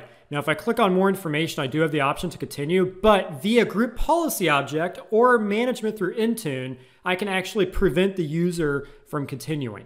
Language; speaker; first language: English; native; English